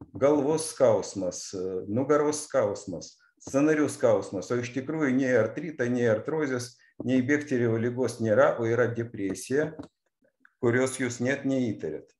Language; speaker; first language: Lithuanian; non-native, local second language; Russian